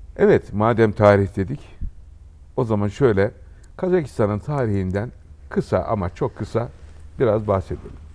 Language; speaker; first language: Turkish; native; Turkish